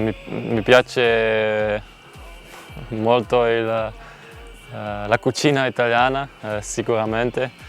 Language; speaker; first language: Italian; non-native, learner; Dutch